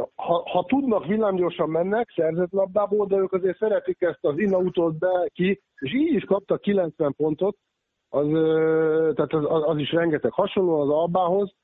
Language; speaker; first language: Hungarian; native; Hungarian